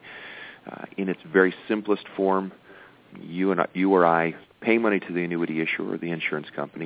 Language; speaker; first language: English; native; English